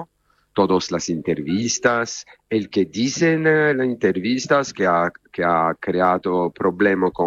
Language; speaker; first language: Spanish; non-native, fluent; Italian